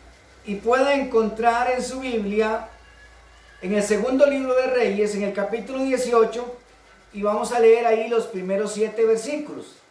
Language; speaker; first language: Spanish; native; Spanish